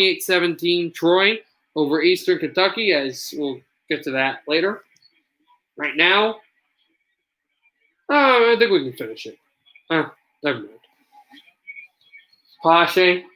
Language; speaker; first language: English; native; English